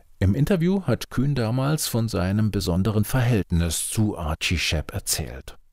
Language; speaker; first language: German; native; German